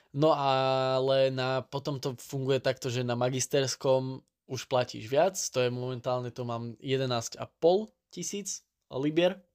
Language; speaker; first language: Slovak; native; Slovak